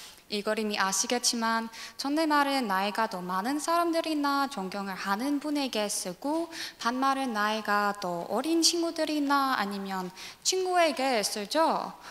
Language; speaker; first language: Korean; non-native, learner; English